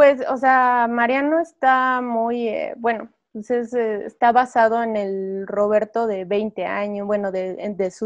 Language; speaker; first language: Spanish; native; Spanish